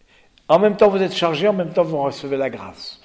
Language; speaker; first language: French; native; French